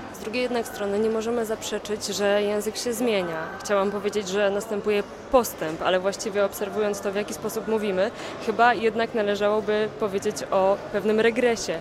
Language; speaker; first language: Polish; native; Polish